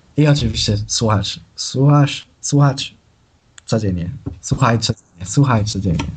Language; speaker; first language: Polish; early bilingual, heritage; English